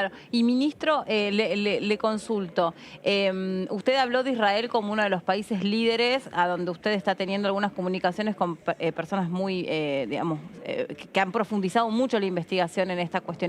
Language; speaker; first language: Spanish; native; Spanish